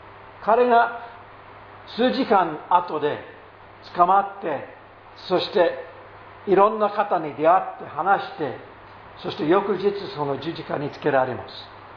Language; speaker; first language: Japanese; non-native, fluent; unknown